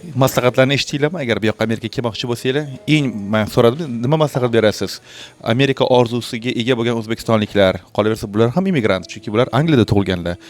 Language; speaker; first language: Uzbek; native; Uzbek